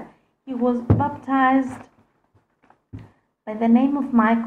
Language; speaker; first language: English; non-native, fluent; Greek